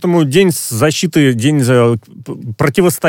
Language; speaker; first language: Russian; native; Russian